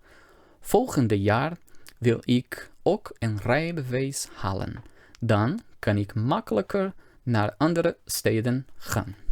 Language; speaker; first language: Dutch; non-native, fluent; Portuguese